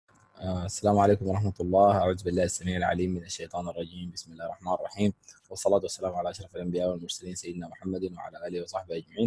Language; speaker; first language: Arabic; native; Arabic